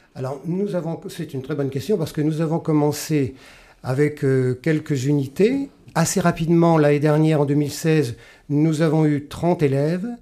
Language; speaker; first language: French; native; French